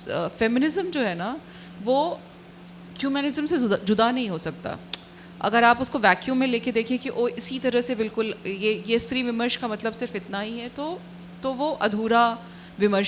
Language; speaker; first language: Hindi; native; Hindi